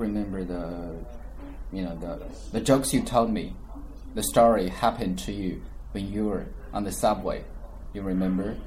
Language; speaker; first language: English; non-native, fluent; Chinese